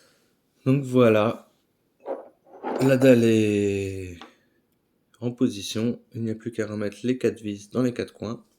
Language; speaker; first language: French; native; French